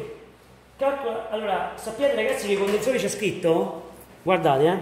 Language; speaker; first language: Italian; native; Italian